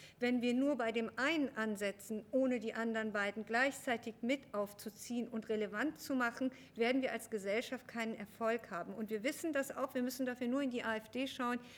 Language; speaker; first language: German; early bilingual, other home language; Persian